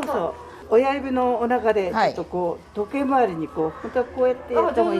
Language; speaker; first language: Japanese; native; Japanese